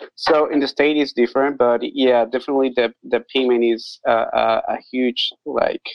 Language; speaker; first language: English; non-native, learner; Spanish